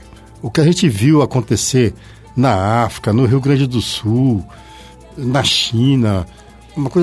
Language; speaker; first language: Portuguese; native; Portuguese